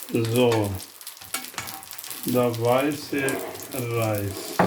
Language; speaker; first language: German; non-native, learner; Urdu